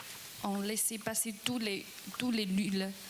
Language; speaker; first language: French; non-native, learner; Chinese